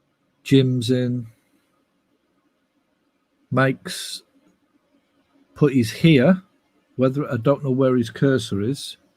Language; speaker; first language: English; native; English